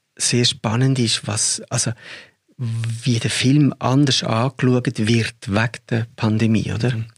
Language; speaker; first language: German; native; German